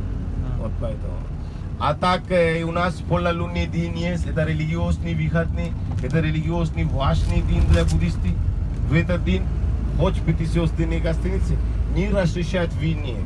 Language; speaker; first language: Russian; non-native, learner; Sinhala